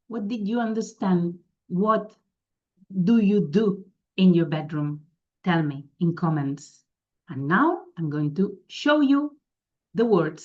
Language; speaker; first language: English; non-native, fluent; Catalan